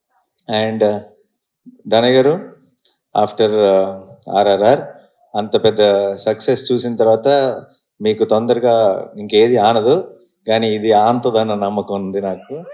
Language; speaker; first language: Telugu; native; Telugu